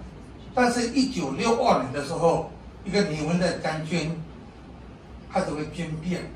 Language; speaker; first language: Chinese; non-native, learner; Burmese